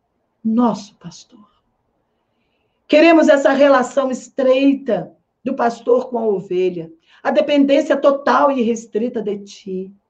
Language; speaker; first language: Portuguese; native; Portuguese